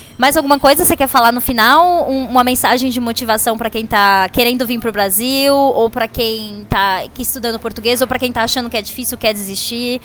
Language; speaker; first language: Portuguese; native; Portuguese